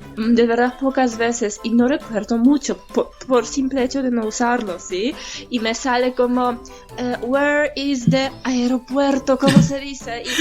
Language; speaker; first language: Spanish; non-native, fluent; Polish